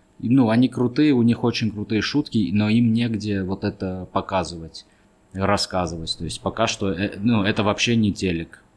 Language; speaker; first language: Russian; early bilingual, other home language; Armenian